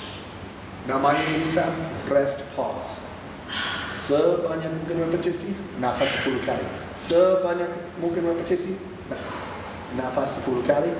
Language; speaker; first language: Indonesian; non-native, fluent; English